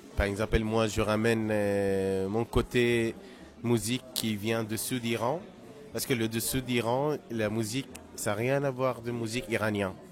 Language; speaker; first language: French; non-native, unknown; Persian